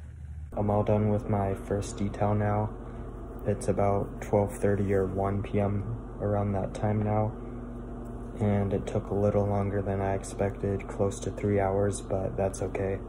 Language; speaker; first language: English; native; English